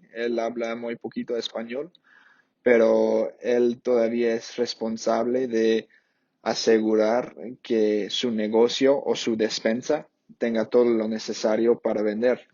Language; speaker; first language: Spanish; non-native, fluent; English